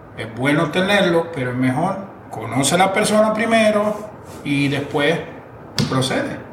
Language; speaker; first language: English; non-native, fluent; Spanish